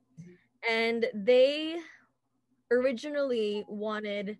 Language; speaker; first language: English; native; English